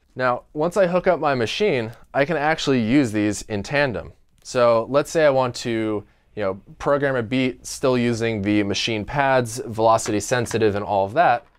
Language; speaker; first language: English; native; English